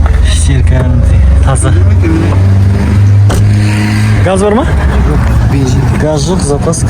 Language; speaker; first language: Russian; non-native, local second language; Kazakh